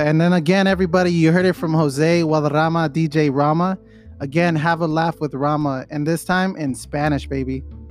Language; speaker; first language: English; early bilingual, other home language; Spanish